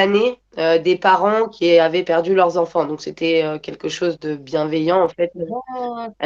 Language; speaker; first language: French; native; French